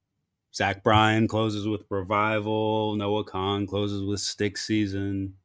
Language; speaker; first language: English; native; English